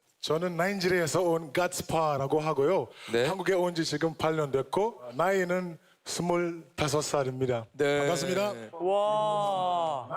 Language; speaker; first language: Korean; non-native, fluent; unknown